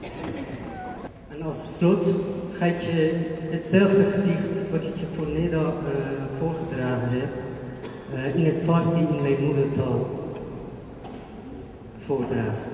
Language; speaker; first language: Dutch; non-native, fluent; Persian